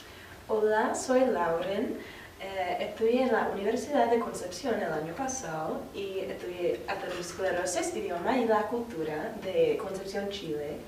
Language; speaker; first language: Spanish; non-native, learner; English